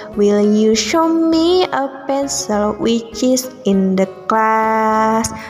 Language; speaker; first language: English; non-native, learner; Indonesian